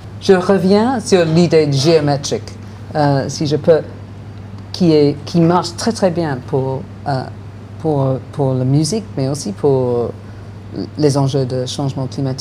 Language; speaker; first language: French; non-native, learner; English